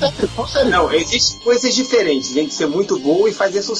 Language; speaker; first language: Portuguese; native; Portuguese